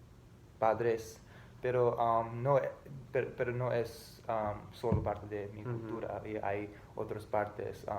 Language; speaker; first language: Spanish; non-native, learner; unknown